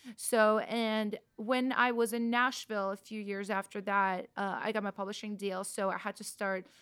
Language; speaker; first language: English; non-native, fluent; Russian